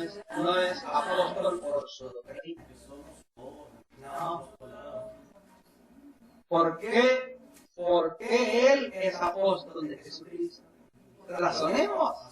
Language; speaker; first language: Spanish; native; Spanish